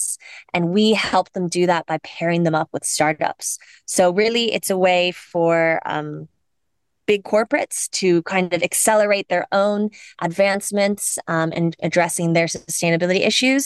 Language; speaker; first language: English; native; English